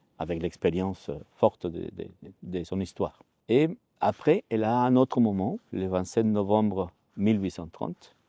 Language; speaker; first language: French; non-native, fluent; Spanish